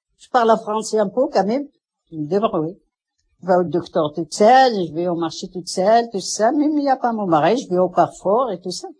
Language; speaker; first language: French; non-native, learner; Kabyle